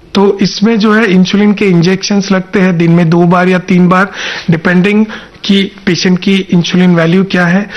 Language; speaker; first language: Hindi; non-native, local second language; Marathi